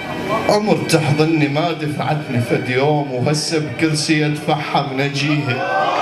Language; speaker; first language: Arabic; native; Arabic